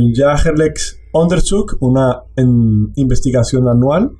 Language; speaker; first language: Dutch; non-native, learner; Spanish